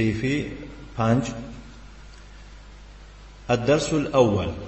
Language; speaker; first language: Arabic; non-native, fluent; Tajik